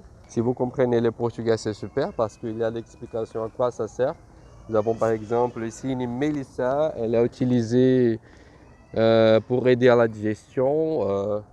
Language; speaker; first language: French; non-native, fluent; Portuguese